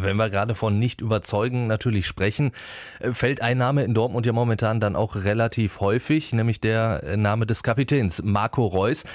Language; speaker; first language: German; native; German